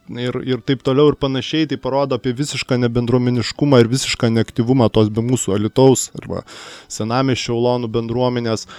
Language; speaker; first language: Lithuanian; native; Lithuanian